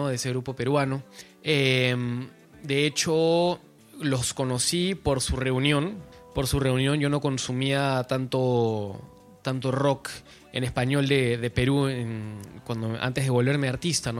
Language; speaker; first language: Spanish; native; Spanish